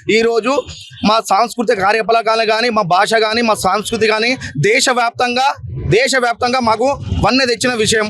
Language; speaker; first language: Telugu; non-native, local second language; Lambadi